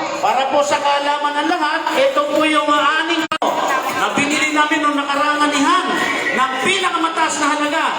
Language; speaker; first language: Filipino; native; Filipino